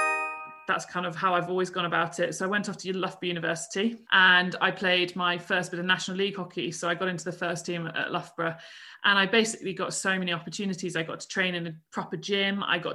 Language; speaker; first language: English; native; English